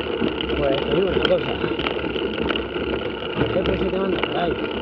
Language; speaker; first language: Spanish; native; Spanish